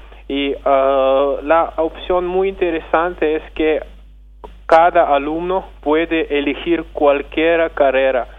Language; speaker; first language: Spanish; non-native, fluent; Russian